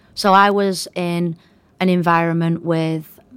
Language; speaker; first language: English; native; English